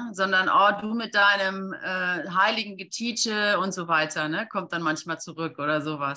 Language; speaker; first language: German; native; German